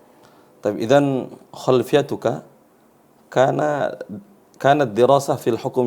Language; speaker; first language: Arabic; non-native, fluent; Indonesian